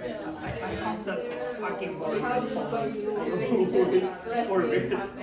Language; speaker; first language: English; non-native, learner; Spanish